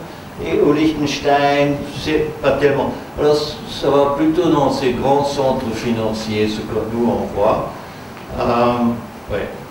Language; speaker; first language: French; non-native, fluent; German